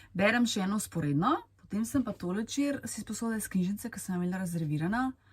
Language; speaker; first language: Slovenian; early bilingual, other home language; Serbian